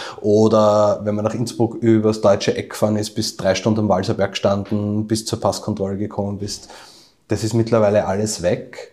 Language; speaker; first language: German; native; German